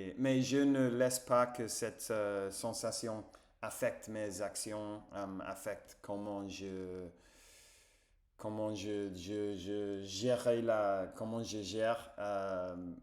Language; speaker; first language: French; non-native, fluent; English